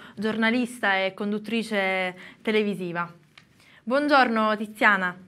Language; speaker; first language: Italian; native; Italian